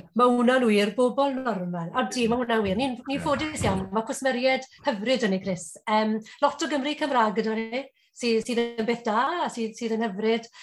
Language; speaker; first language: Welsh; native; Welsh